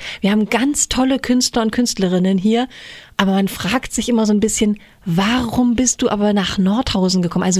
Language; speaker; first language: German; native; German